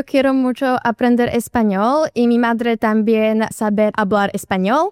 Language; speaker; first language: Spanish; non-native, learner; Slovak